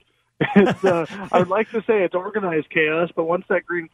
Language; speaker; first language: English; native; English